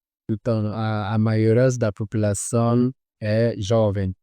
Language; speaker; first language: Portuguese; non-native, fluent; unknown